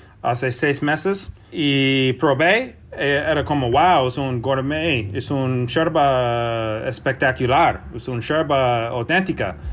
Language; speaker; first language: Spanish; non-native, learner; English